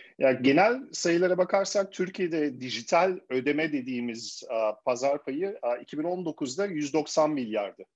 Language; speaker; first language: Turkish; early bilingual, heritage; Turkish